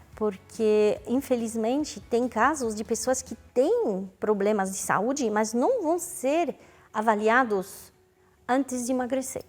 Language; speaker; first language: Portuguese; non-native, fluent; French